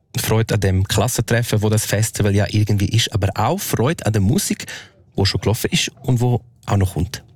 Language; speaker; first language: German; non-native, local second language; Romansh